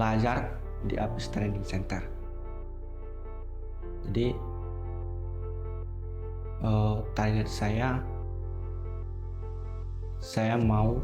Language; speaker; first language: Indonesian; non-native, local second language; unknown